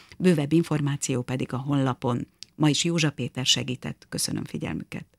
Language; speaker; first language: Hungarian; native; Hungarian